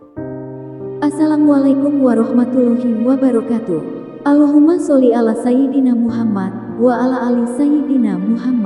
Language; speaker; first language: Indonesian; native; Indonesian